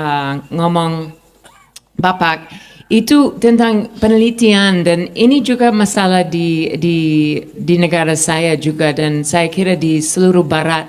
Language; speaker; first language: Indonesian; non-native, fluent; English